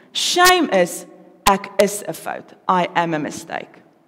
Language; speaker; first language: English; non-native, local second language; Afrikaans